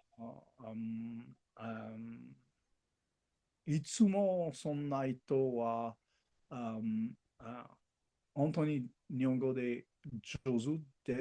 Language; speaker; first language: Japanese; non-native, learner; Spanish